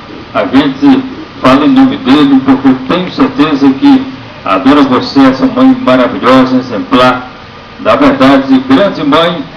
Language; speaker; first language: Portuguese; native; Portuguese